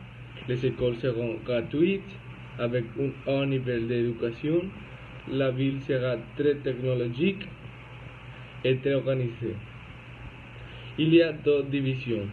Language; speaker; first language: French; non-native, learner; Spanish